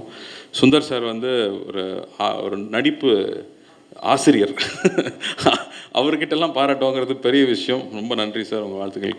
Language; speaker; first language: Tamil; native; Tamil